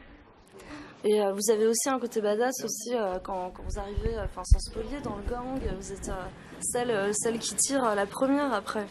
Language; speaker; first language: French; native; French